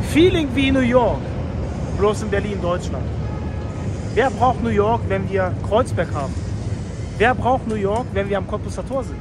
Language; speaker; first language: German; native; German